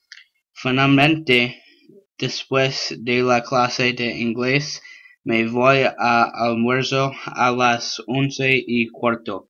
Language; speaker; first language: Spanish; non-native, learner; English